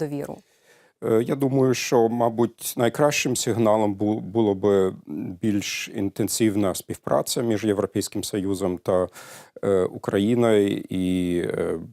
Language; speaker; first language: Ukrainian; non-native, fluent; German